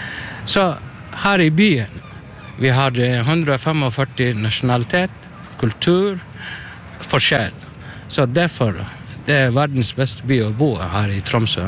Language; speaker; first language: Norwegian; non-native, learner; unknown